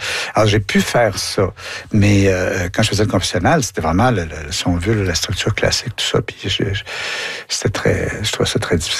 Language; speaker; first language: French; native; French